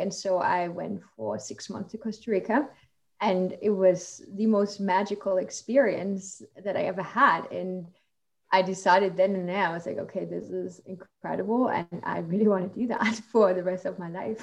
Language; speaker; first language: English; non-native, fluent; German